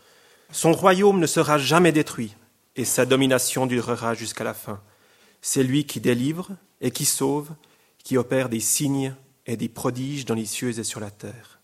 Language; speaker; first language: French; native; French